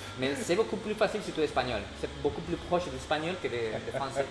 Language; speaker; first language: French; non-native, learner; Spanish